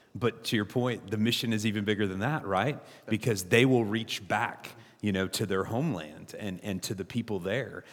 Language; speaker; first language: English; native; English